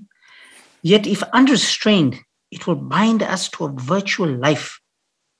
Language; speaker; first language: English; native; English